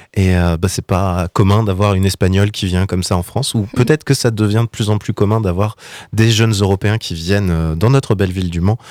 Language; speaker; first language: French; native; French